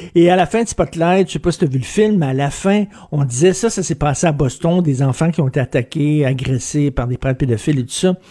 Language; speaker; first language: French; native; French